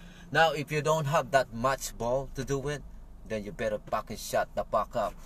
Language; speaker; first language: English; non-native, local second language; Filipino